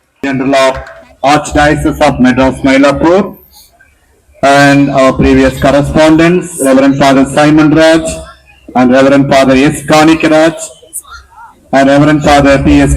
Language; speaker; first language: English; non-native, local second language; Tamil